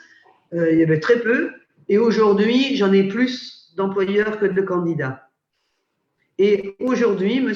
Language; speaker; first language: French; native; French